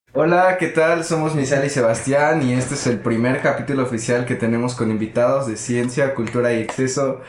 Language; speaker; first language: Spanish; native; Spanish